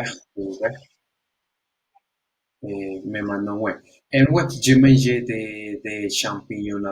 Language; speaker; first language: French; non-native, learner; Spanish